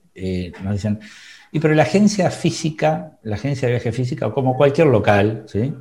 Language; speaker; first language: Spanish; native; Spanish